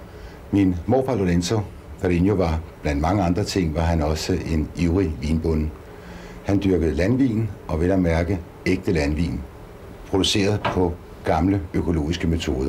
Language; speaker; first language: Danish; native; Danish